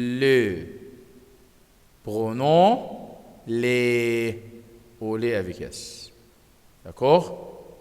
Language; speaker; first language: French; non-native, fluent; Arabic